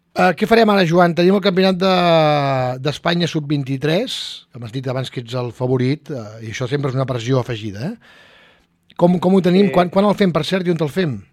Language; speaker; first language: Catalan; native; Catalan